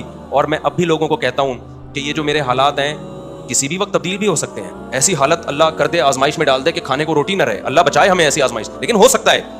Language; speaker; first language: Urdu; native; Urdu